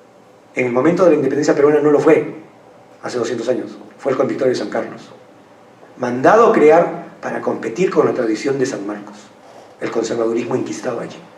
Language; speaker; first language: Spanish; native; Spanish